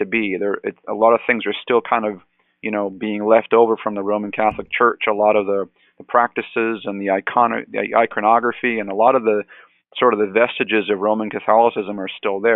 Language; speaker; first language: English; native; English